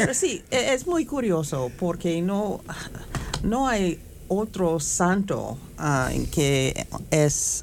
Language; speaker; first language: Spanish; non-native, fluent; English